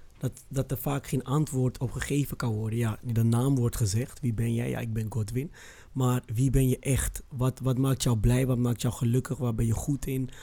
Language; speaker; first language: Dutch; early bilingual, other home language; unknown